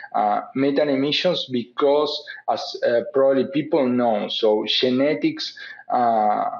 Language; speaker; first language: English; non-native, fluent; Spanish